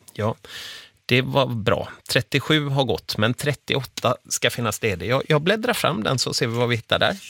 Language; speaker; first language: Swedish; native; Swedish